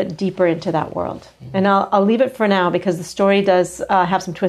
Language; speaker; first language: English; native; English